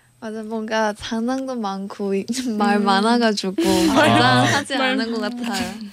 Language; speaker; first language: Korean; non-native, fluent; Cantonese